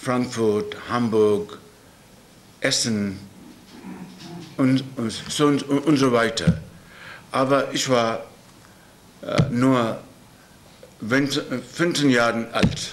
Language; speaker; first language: German; non-native, learner; Urdu